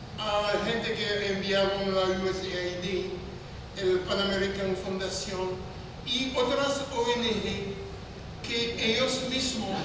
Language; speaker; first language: Spanish; non-native, fluent; French